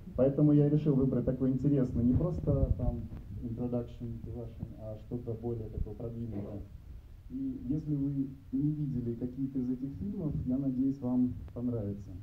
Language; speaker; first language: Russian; native; Russian